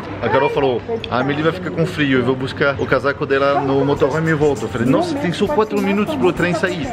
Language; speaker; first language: Portuguese; non-native, fluent; French